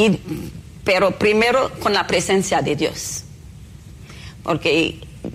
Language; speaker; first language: Spanish; non-native, fluent; Haitian Creole